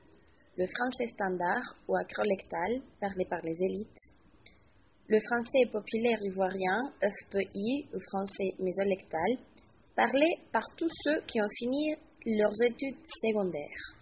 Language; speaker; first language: French; non-native, learner; Spanish